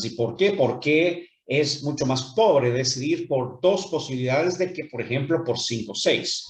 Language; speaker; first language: Spanish; non-native, fluent; Portuguese